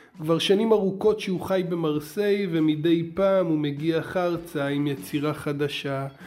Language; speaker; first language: Hebrew; native; Hebrew